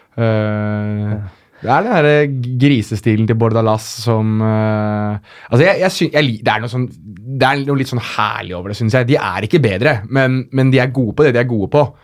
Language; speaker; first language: Norwegian; early bilingual, other home language; Arabic